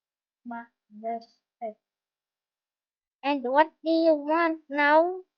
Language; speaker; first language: English; non-native, learner; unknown